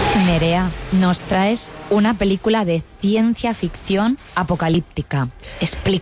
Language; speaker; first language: Spanish; native; Spanish